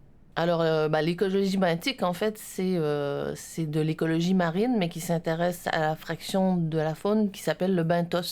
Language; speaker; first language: French; native; French